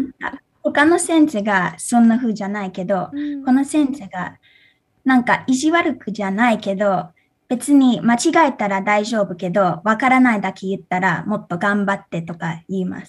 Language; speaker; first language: Japanese; early bilingual, heritage; English